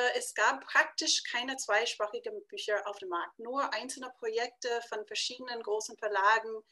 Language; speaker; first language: German; non-native, fluent; English